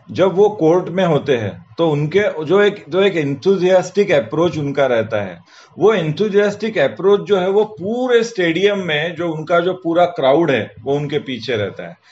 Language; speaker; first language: Hindi; non-native, local second language; Marathi